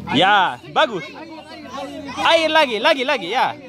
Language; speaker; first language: Indonesian; non-native, learner; Hungarian